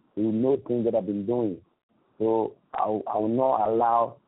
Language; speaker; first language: English; non-native, local second language; Akan